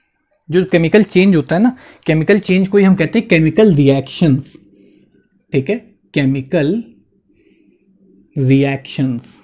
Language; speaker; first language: Hindi; native; Hindi